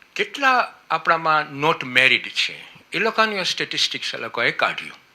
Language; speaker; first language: Gujarati; early bilingual, heritage; Gujarati